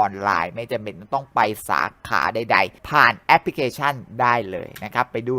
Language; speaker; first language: Thai; native; Thai